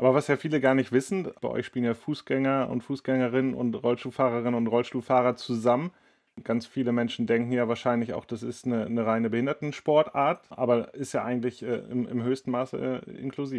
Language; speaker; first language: German; native; German